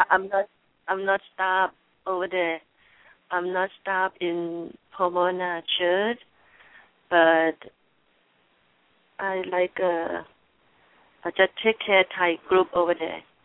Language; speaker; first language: English; non-native, learner; Thai